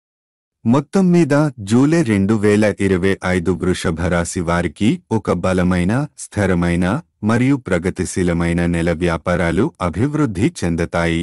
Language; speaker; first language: Telugu; native; Telugu